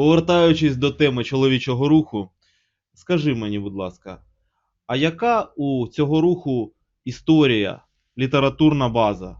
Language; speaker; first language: Ukrainian; native; Ukrainian